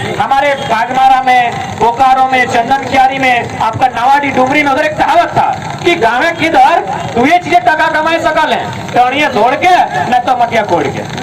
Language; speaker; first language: Hindi; native; Hindi